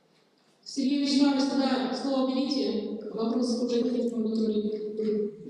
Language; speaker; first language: Russian; native; Russian